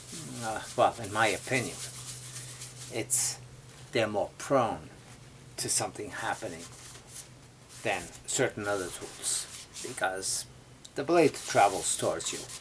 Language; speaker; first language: English; native; English